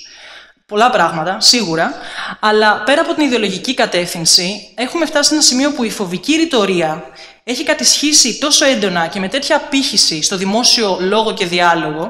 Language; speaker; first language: Greek; native; Greek